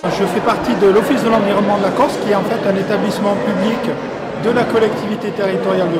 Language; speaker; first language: French; native; French